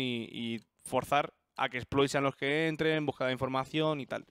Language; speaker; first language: Spanish; native; Spanish